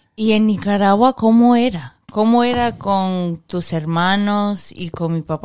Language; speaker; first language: Spanish; early bilingual, heritage; Spanish